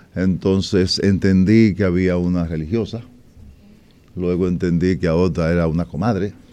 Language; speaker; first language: Spanish; native; Spanish